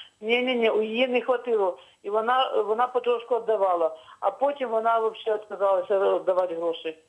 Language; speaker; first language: Ukrainian; native; Ukrainian